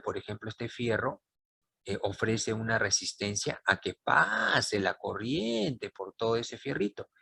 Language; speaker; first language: Spanish; native; Spanish